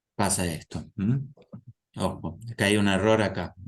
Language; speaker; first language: Spanish; native; Spanish